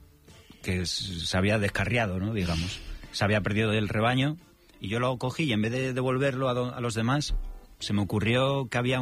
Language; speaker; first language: Spanish; native; Spanish